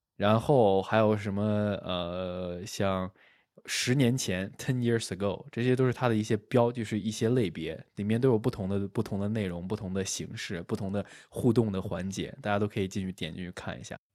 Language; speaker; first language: Chinese; native; Chinese